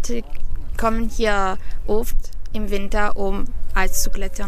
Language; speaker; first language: German; non-native, fluent; Italian